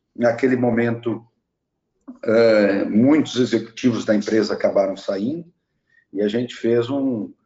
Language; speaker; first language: Portuguese; native; Portuguese